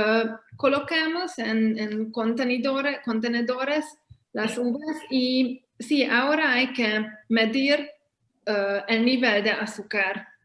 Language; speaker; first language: Spanish; non-native, fluent; Hungarian